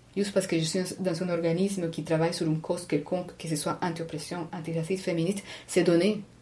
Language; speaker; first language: French; non-native, fluent; Spanish